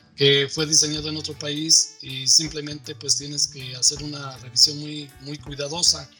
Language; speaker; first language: Spanish; native; Spanish